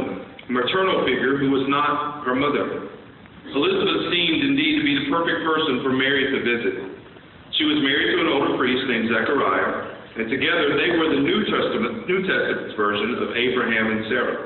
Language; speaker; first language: English; native; English